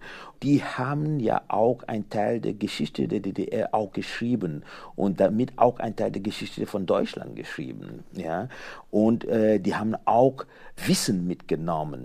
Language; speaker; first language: German; non-native, fluent; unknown